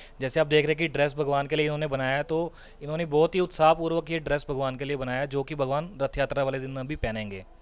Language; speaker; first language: Hindi; non-native, local second language; Punjabi